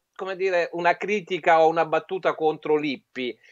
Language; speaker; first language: Italian; native; Italian